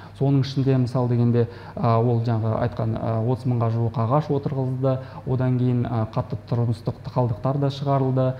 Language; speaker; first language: Kazakh; native; Kazakh